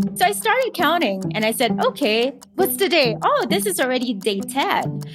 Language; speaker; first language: English; non-native, local second language; Filipino